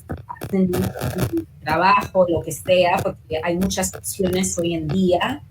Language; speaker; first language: Spanish; early bilingual, heritage; Spanish